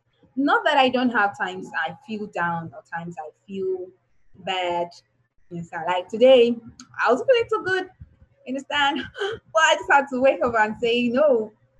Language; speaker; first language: English; non-native, local second language; Igbo